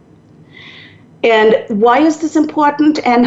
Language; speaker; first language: English; non-native, local second language; Tamil